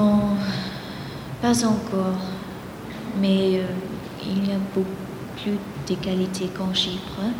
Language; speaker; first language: French; non-native, fluent; Greek